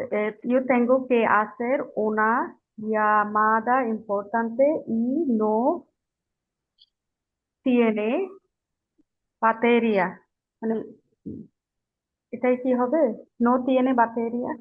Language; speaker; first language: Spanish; non-native, learner; Bangla